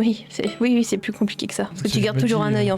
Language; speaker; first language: French; native; French